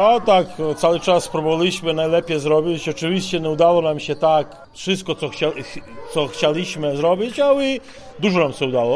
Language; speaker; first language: Polish; non-native, learner; Serbian